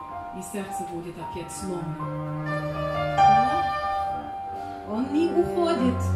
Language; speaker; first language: Russian; non-native, learner; German